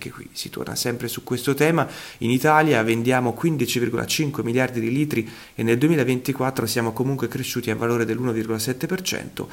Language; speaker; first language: Italian; native; Italian